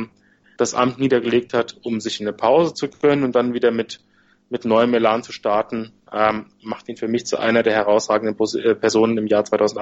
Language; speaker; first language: German; native; German